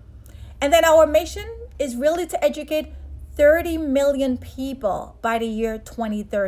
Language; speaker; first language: English; native; English